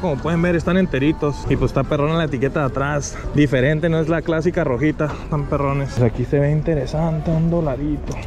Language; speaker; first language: Spanish; native; Spanish